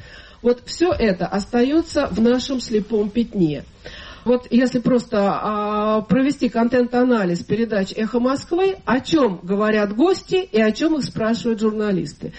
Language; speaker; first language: Russian; native; Russian